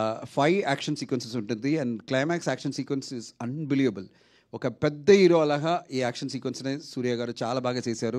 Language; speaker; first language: Telugu; non-native, fluent; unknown